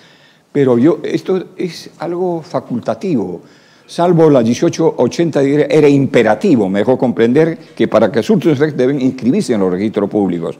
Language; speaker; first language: Spanish; native; Spanish